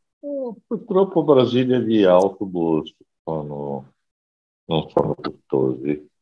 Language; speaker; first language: Italian; non-native, learner; Portuguese